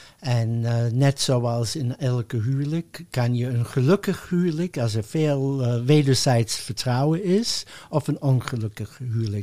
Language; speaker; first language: Dutch; non-native, fluent; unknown